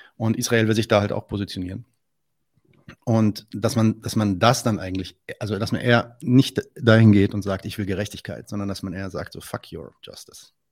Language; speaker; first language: German; early bilingual, other home language; Arabic